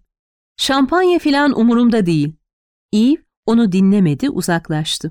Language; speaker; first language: Turkish; native; Turkish